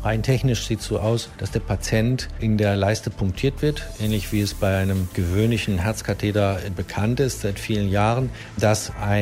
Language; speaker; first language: German; native; German